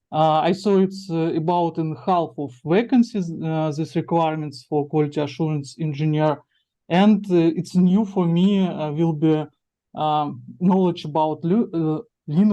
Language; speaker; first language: English; non-native, learner; Russian